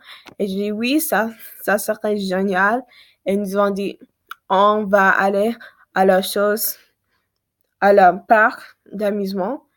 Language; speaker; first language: French; non-native, learner; English